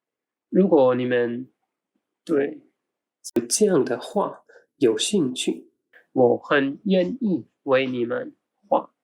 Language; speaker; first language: Chinese; non-native, fluent; German